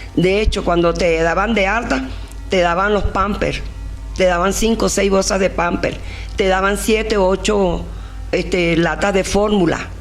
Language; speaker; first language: Spanish; native; Spanish